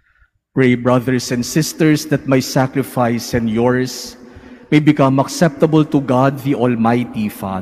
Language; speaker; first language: English; non-native, local second language; Filipino